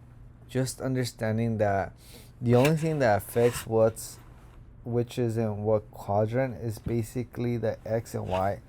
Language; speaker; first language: English; native; English